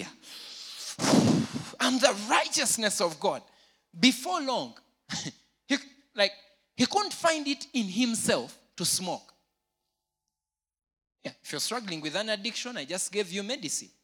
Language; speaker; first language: English; non-native, local second language; Ganda